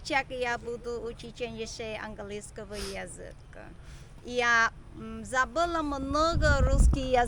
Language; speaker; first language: Russian; non-native, learner; Vietnamese